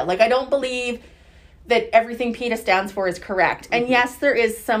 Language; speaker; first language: English; native; English